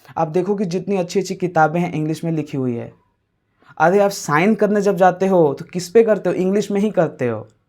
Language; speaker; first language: Hindi; native; Hindi